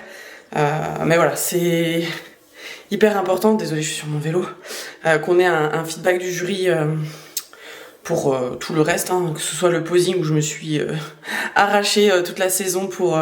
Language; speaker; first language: French; native; French